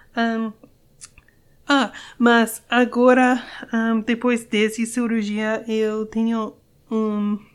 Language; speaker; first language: Portuguese; non-native, learner; English